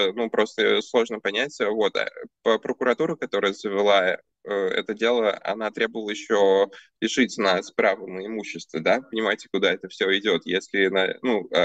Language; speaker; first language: Russian; early bilingual, other home language; Armenian